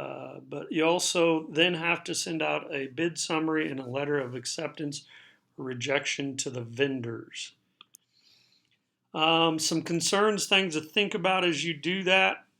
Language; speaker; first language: English; native; English